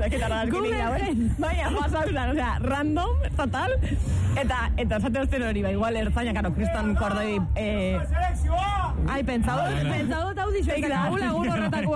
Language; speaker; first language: Basque; native; Basque